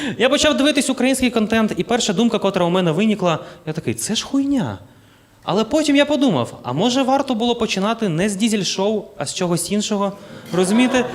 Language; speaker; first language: Ukrainian; non-native, local second language; Russian